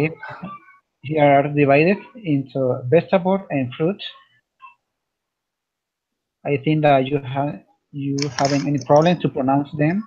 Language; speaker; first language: English; non-native, learner; Spanish